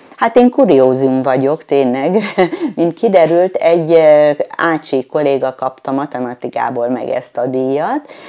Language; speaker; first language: Hungarian; native; Hungarian